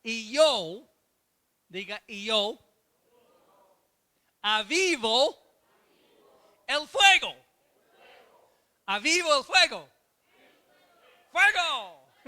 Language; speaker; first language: Spanish; non-native, fluent; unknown